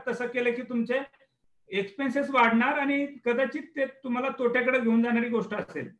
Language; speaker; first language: Marathi; native; Marathi